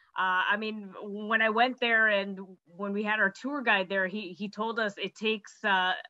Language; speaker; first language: English; native; English